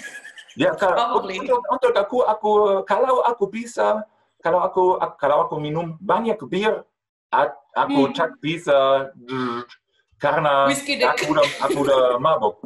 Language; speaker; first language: Indonesian; non-native, fluent; German